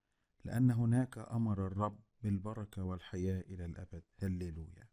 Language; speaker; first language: Arabic; native; Arabic